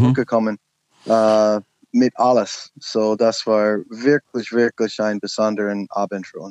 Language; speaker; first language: German; non-native, learner; English